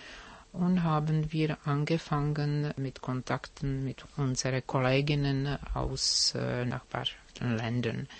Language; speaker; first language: German; non-native, fluent; Czech